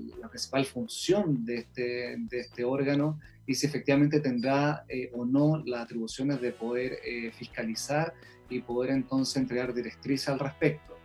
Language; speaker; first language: Spanish; native; Spanish